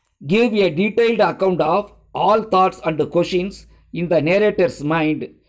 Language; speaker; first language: English; non-native, local second language; Tamil